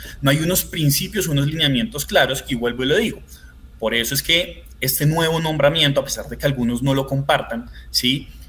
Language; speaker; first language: Spanish; native; Spanish